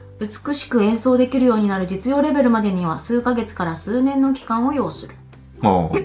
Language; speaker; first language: Japanese; native; Japanese